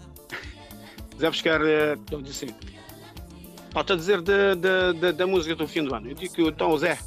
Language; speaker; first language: Portuguese; non-native, local second language; Kabuverdianu